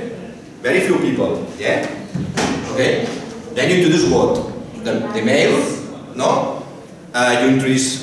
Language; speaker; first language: English; non-native, fluent; Catalan